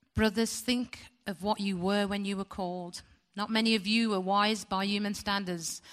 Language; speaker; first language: English; native; English